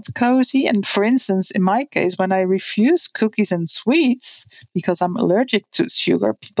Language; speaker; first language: English; non-native, fluent; Dutch